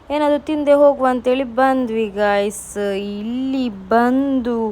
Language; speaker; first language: Kannada; native; Kannada